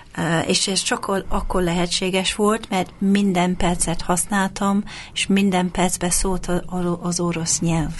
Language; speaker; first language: Hungarian; non-native, fluent; English